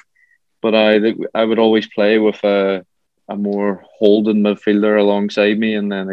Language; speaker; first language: English; native; English